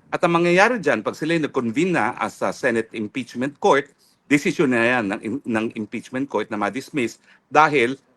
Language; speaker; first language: Filipino; native; Filipino